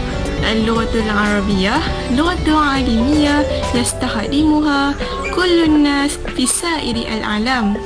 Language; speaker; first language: Arabic; non-native, learner; Malay